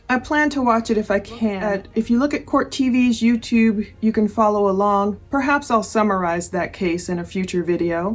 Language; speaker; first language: English; native; English